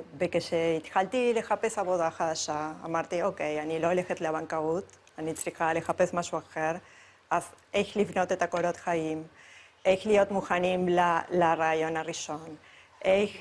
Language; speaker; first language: Hebrew; non-native, fluent; Spanish